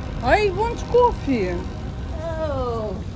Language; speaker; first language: English; non-native, learner; Ukrainian